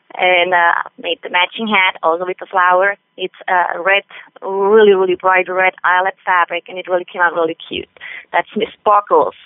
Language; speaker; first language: English; non-native, fluent; Swiss German